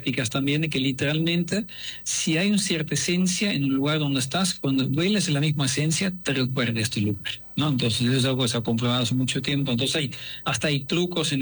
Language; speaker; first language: Spanish; non-native, fluent; Dutch